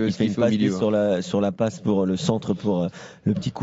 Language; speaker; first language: French; native; French